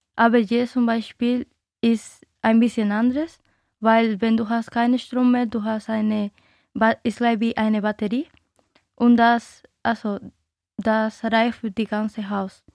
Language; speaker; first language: German; non-native, learner; Spanish